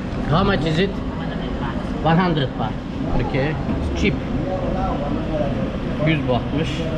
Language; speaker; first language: English; non-native, learner; Turkish